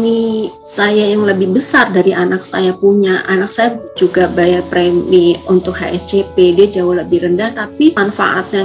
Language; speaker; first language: Indonesian; native; Indonesian